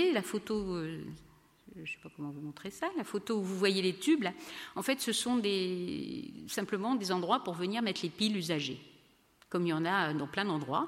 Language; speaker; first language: French; native; French